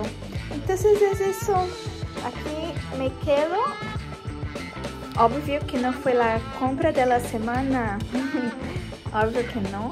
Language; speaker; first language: Spanish; non-native, fluent; Portuguese